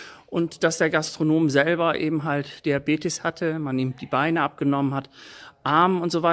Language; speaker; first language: German; native; German